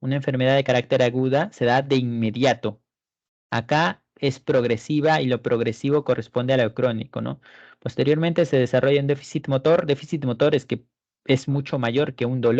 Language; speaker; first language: Spanish; native; Spanish